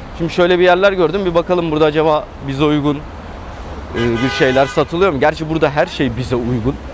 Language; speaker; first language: Turkish; native; Turkish